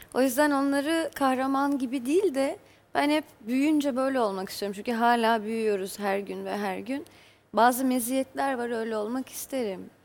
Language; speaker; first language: Turkish; native; Turkish